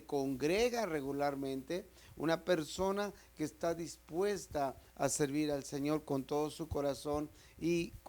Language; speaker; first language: Spanish; native; Spanish